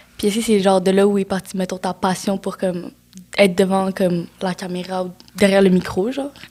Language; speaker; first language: French; native; French